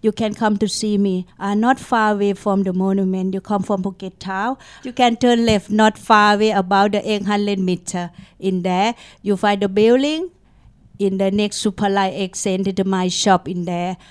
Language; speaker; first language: English; non-native, learner; Thai